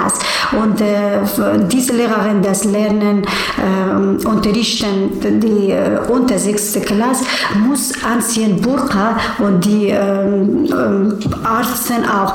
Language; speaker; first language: German; non-native, learner; Persian